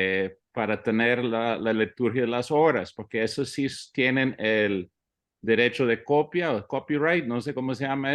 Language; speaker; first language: Spanish; early bilingual, heritage; English